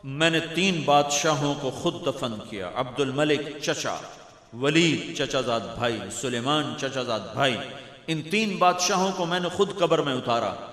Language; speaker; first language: Urdu; non-native, local second language; Punjabi